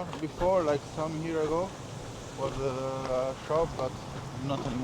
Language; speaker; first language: English; non-native, learner; Italian